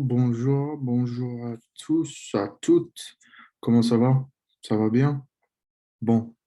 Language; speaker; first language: French; non-native, fluent; English